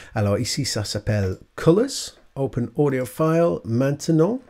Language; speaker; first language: French; non-native, learner; English